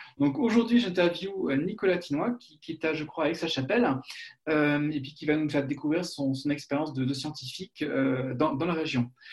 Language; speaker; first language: French; native; French